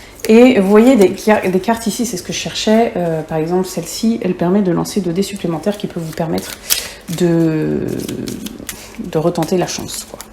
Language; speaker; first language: French; native; French